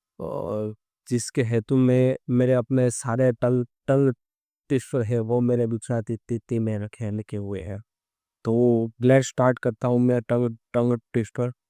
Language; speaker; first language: Hindi; non-native, local second language; Gujarati